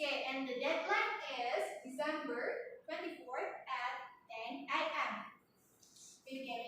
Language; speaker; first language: English; non-native, learner; Indonesian